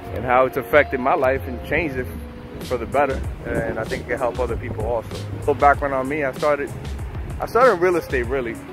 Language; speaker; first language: English; native; English